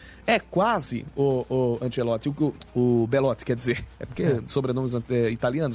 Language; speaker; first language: Portuguese; native; Portuguese